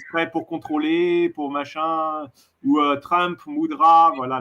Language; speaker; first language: French; native; French